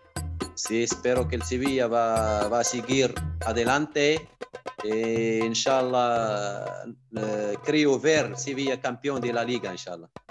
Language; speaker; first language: Spanish; non-native, fluent; Arabic